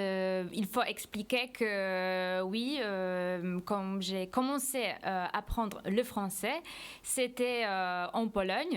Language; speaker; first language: French; non-native, fluent; Polish